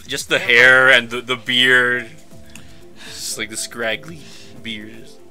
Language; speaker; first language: English; native; English